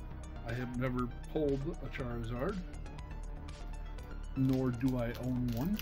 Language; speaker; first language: English; native; English